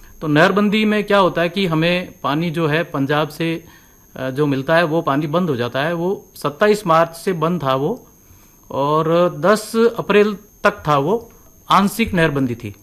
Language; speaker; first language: Hindi; native; Hindi